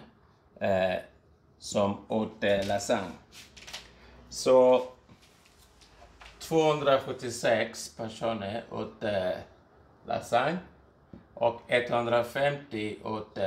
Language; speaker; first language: Swedish; non-native, fluent; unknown